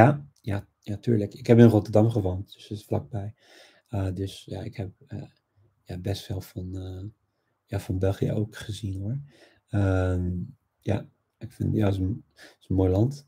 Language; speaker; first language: Dutch; non-native, fluent; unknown